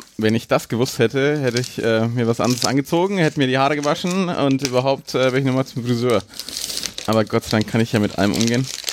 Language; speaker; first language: German; native; German